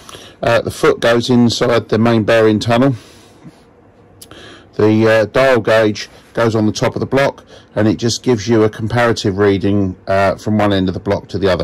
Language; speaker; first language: English; native; English